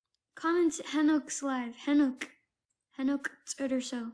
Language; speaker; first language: Amharic; non-native, learner; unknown